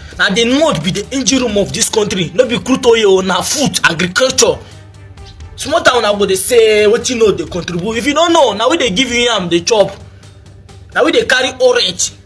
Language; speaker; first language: Nigerian Pidgin; non-native, local second language; Hausa